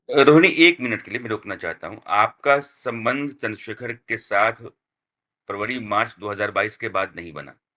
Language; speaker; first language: Hindi; native; Hindi